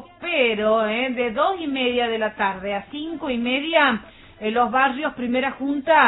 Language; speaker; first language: Spanish; native; Spanish